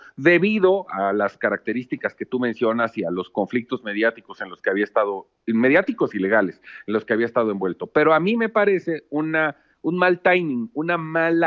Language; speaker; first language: Spanish; native; Spanish